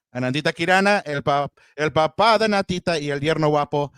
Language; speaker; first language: Spanish; early bilingual, heritage; Spanish